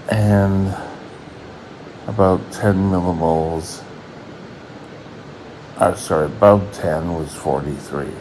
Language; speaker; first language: English; native; English